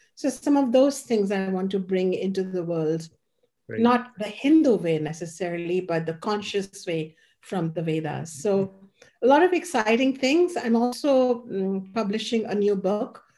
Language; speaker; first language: English; non-native, local second language; Hindi